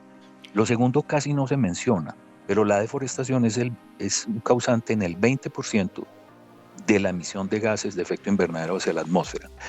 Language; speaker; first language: Spanish; native; Spanish